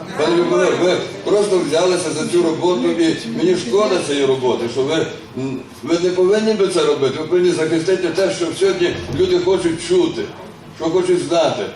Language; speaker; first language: Ukrainian; native; Ukrainian